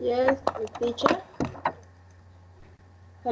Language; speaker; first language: English; non-native, learner; Spanish